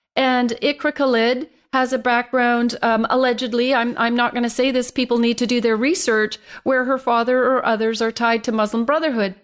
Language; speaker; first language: English; native; English